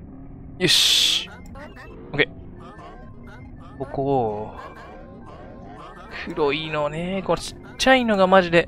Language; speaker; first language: Japanese; native; Japanese